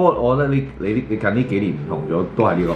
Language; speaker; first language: Chinese; native; Chinese